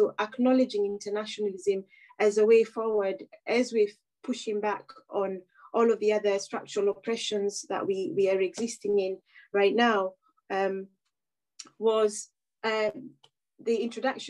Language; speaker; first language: English; non-native, local second language; Kikuyu